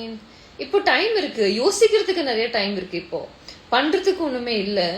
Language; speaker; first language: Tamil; non-native, fluent; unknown